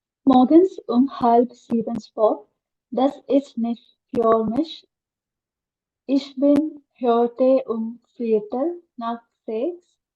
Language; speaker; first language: German; non-native, learner; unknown